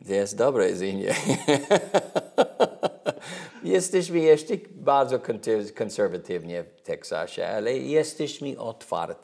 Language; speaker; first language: Polish; early bilingual, heritage; English